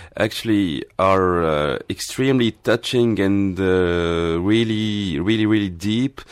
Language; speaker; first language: English; non-native, fluent; Arabic